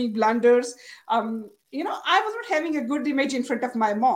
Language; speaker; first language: English; non-native, local second language; Urdu